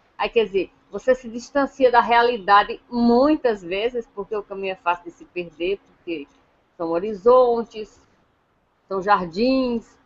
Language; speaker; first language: Portuguese; native; Portuguese